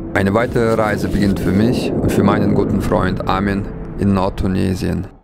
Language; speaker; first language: German; non-native, fluent; Russian